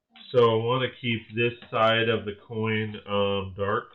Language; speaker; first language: English; native; English